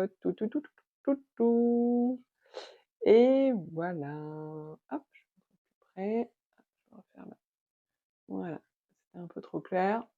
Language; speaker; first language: French; native; French